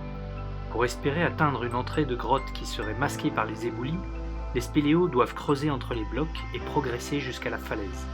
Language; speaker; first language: French; native; French